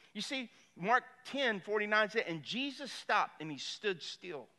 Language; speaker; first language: English; native; English